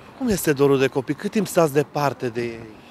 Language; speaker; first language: Romanian; native; Romanian